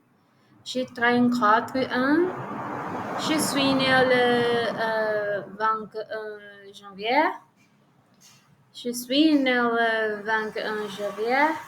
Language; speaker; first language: French; non-native, learner; Spanish